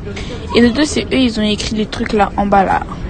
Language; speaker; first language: French; native; French